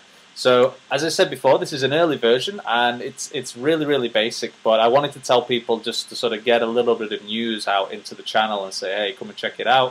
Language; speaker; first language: English; native; English